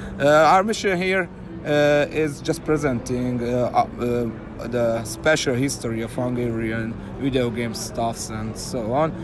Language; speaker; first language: English; non-native, learner; Hungarian